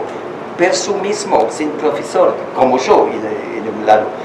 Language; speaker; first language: Spanish; non-native, learner; French